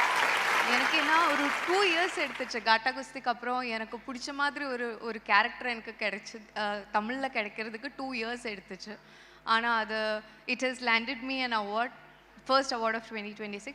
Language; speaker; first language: Tamil; non-native, local second language; Malayalam